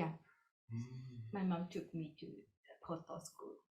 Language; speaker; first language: English; non-native, learner; Japanese